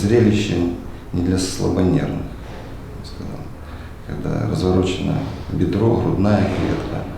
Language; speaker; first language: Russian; non-native, local second language; Ukrainian